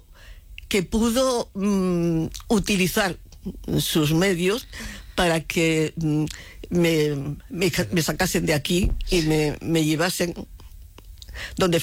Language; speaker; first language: Spanish; native; Spanish